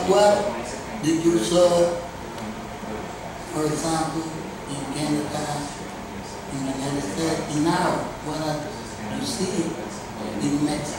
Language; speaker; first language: English; non-native, learner; Spanish